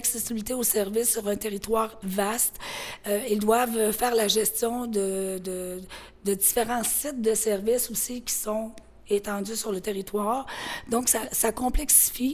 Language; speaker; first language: French; native; French